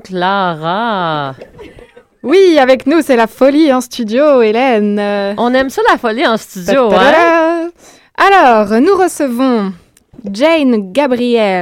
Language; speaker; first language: French; non-native, learner; English